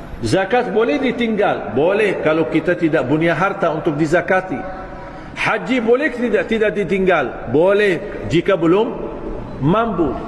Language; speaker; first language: Malay; non-native, fluent; Arabic